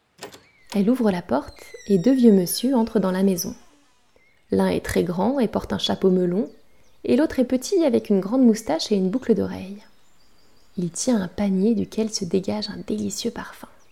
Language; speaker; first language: French; native; French